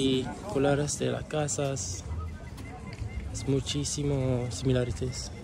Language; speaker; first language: Spanish; non-native, learner; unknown